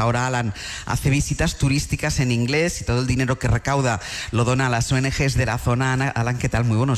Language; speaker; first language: Spanish; native; Spanish